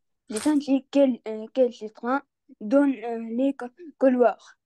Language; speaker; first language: French; non-native, learner; Arabic